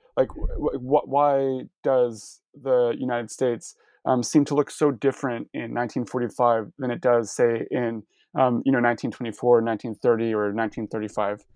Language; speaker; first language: English; native; English